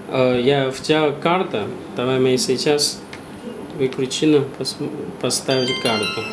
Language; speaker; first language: Russian; non-native, learner; Chinese